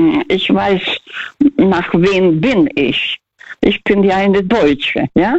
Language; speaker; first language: German; non-native, fluent; Russian